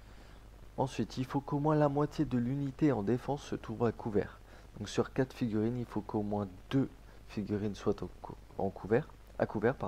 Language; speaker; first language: French; native; French